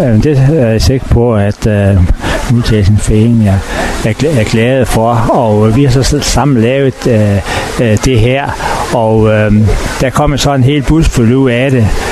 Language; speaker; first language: Danish; native; Danish